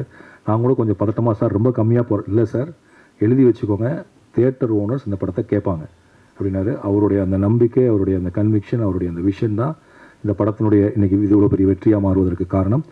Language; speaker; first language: Tamil; native; Tamil